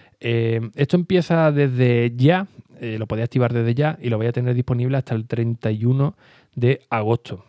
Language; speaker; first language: Spanish; native; Spanish